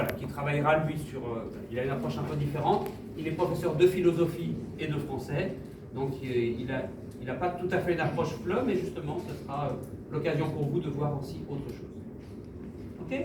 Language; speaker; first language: French; native; French